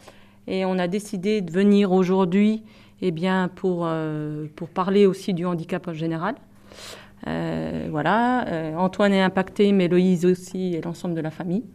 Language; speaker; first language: French; native; French